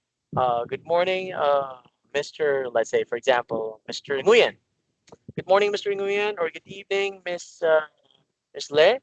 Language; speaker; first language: English; non-native, local second language; Filipino